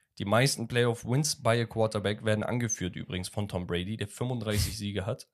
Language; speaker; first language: German; early bilingual, other home language; Turkish